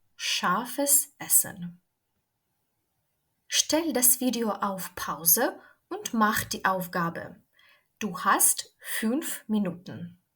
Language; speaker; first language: German; non-native, fluent; Ukrainian